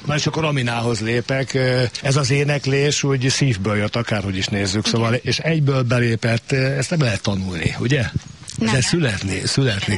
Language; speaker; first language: Hungarian; native; Hungarian